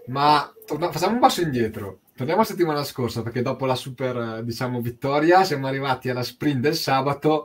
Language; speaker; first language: Italian; native; Italian